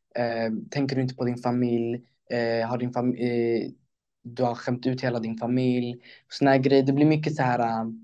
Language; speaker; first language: Swedish; early bilingual, other home language; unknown